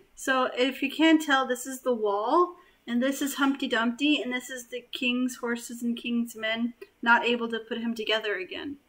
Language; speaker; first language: English; native; English